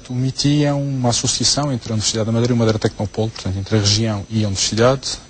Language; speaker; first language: Portuguese; native; Portuguese